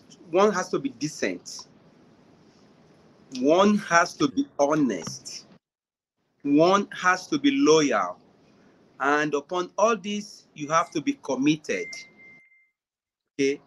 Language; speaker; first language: English; non-native, local second language; Yoruba